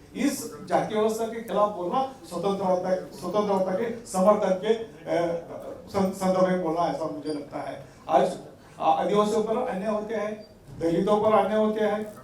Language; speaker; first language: Hindi; non-native, local second language; Marathi